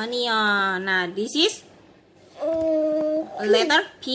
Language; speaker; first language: English; non-native, learner; Indonesian